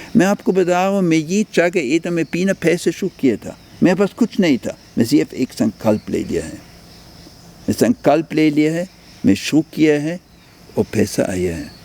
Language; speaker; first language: Hindi; non-native, fluent; German